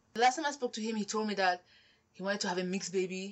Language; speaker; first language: English; non-native, local second language; French